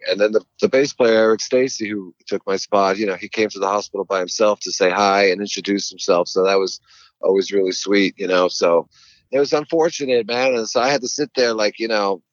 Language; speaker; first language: English; native; English